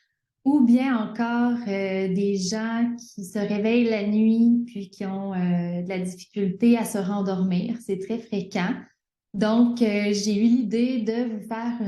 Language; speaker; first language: French; native; French